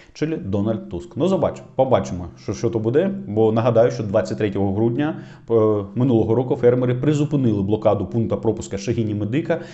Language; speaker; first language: Ukrainian; non-native, local second language; Russian